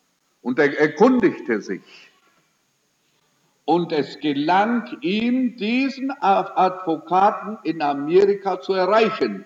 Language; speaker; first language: German; early bilingual, heritage; German